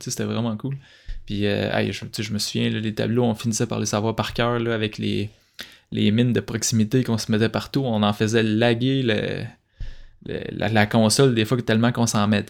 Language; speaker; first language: French; native; French